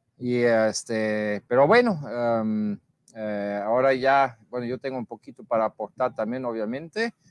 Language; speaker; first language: Spanish; non-native, fluent; German